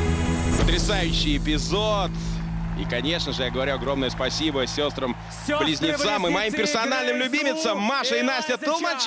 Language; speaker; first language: Russian; native; Russian